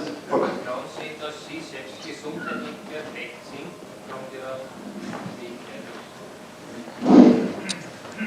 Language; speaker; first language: German; native; German